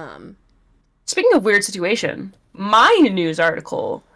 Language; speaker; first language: English; native; English